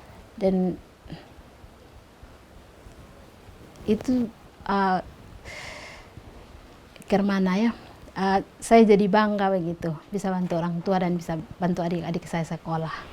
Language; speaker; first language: Indonesian; non-native, local second language; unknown